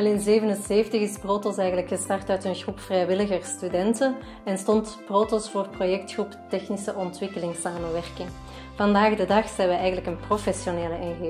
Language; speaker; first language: Dutch; native; Dutch